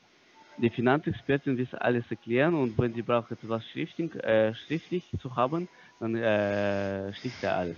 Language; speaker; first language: German; non-native, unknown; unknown